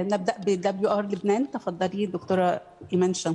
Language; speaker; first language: Arabic; native; Arabic